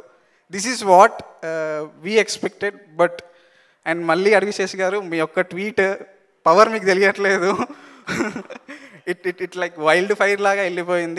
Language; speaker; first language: Telugu; native; Telugu